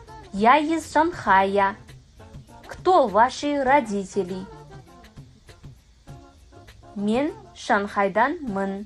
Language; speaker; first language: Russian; non-native, fluent; Kazakh